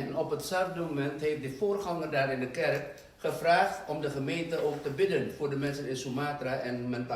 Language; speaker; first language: Dutch; non-native, fluent; Indonesian